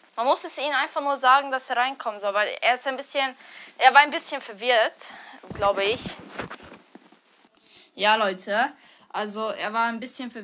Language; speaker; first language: German; early bilingual, other home language; Hungarian